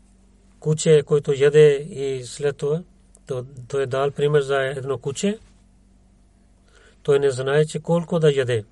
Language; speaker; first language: Bulgarian; non-native, learner; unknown